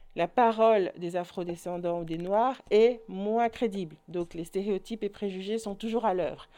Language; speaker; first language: French; native; French